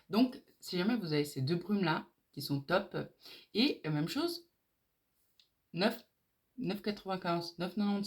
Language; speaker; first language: French; native; French